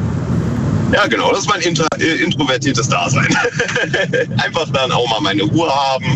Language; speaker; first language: German; native; German